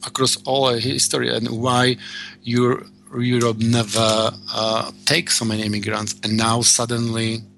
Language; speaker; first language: English; non-native, learner; Slovak